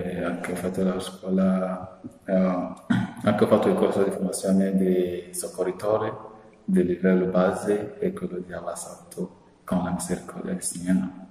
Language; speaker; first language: Italian; non-native, fluent; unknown